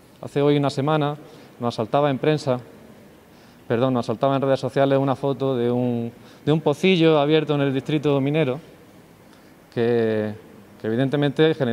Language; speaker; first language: Spanish; native; Spanish